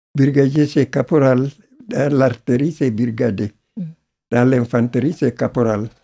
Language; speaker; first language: French; non-native, local second language; Wolof